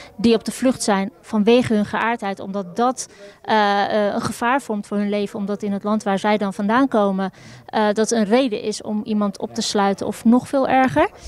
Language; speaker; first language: Dutch; early bilingual, other home language; Turkish